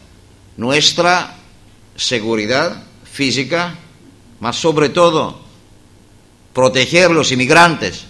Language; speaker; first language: Spanish; non-native, fluent; Greek